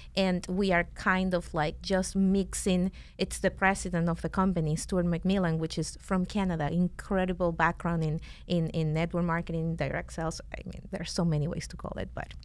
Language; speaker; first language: English; non-native, fluent; Spanish